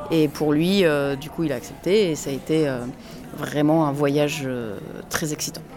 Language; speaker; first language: French; early bilingual, other home language; English